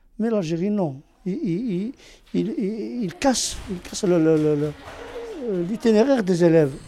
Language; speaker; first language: French; non-native, local second language; Arabic